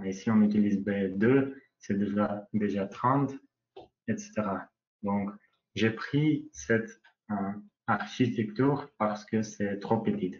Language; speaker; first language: French; non-native, learner; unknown